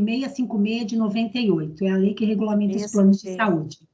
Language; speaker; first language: Portuguese; native; Portuguese